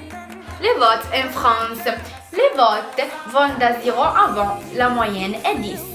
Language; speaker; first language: French; non-native, learner; Italian